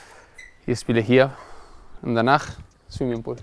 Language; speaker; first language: German; non-native, learner; Spanish